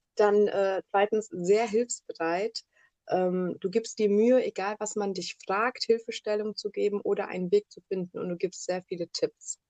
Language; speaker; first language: German; early bilingual, other home language; Italian